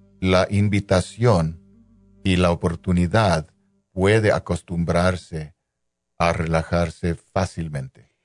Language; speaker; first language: Spanish; non-native, local second language; English